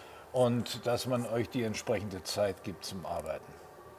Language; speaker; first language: German; native; German